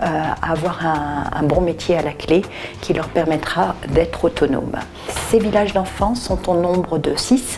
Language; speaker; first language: French; native; French